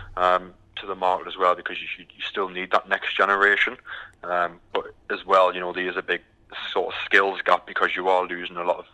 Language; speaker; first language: English; native; English